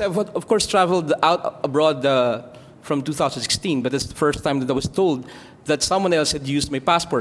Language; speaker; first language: English; non-native, local second language; Filipino